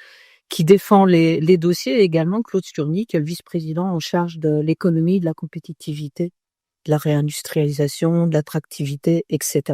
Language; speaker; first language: French; native; French